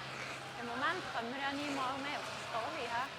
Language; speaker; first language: German; native; German